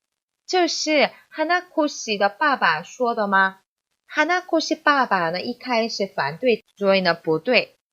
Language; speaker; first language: Chinese; non-native, fluent; Korean